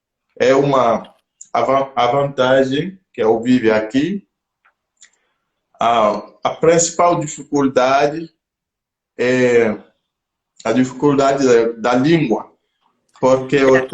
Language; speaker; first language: Portuguese; non-native, local second language; French